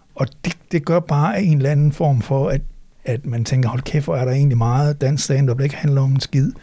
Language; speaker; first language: Danish; native; Danish